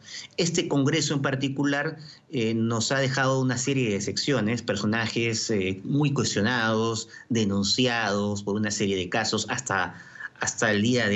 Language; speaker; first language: Spanish; native; Spanish